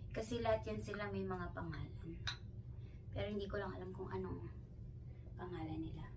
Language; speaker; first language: Filipino; non-native, local second language; Hiligaynon